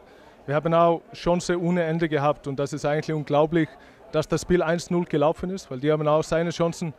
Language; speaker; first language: German; non-native, fluent; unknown